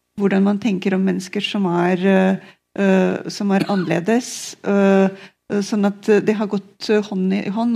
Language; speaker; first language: Norwegian; non-native, fluent; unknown